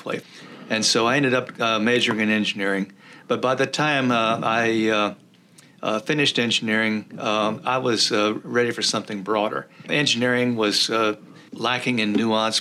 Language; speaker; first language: English; early bilingual, other home language; Czech